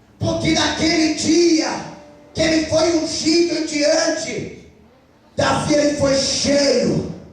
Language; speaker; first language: Portuguese; non-native, fluent; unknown